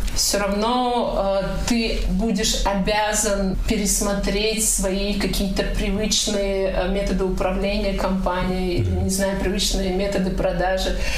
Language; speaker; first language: Russian; non-native, local second language; Tajik